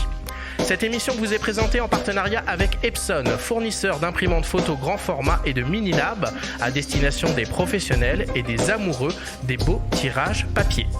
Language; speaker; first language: French; native; French